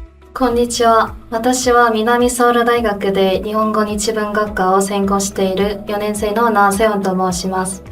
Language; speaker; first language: Japanese; non-native, fluent; Korean